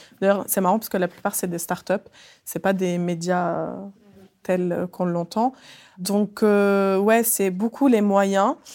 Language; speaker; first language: French; early bilingual, other home language; Arabic